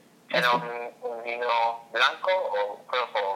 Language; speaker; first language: Spanish; non-native, learner; English